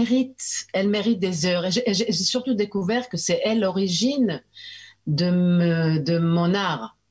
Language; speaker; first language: French; early bilingual, heritage; French